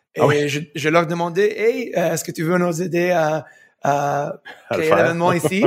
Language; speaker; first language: French; non-native, fluent; English